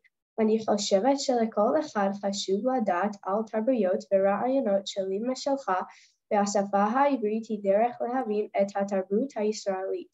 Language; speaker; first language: Hebrew; non-native, learner; English